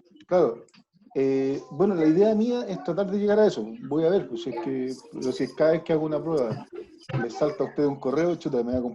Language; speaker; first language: Spanish; native; Spanish